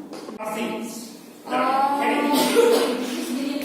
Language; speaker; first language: English; non-native, learner; Indonesian